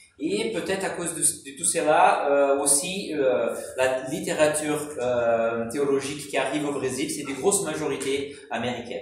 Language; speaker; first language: French; non-native, fluent; Portuguese